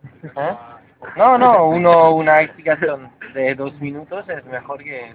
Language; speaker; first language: Spanish; non-native, fluent; French